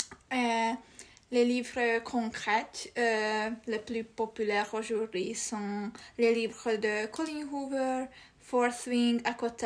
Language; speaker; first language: French; non-native, learner; Hungarian